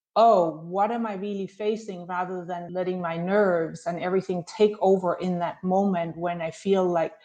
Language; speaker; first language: English; non-native, fluent; Danish